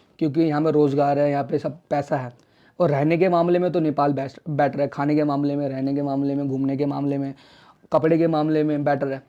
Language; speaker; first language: Hindi; native; Hindi